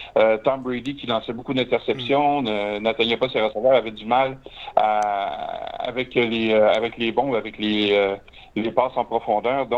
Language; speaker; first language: French; native; French